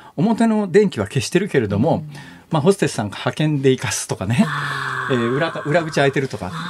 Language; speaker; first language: Japanese; native; Japanese